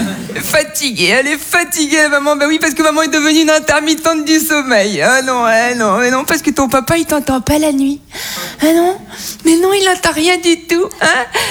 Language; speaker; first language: French; native; French